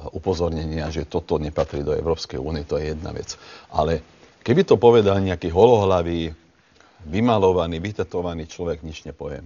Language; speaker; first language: Slovak; non-native, local second language; Hungarian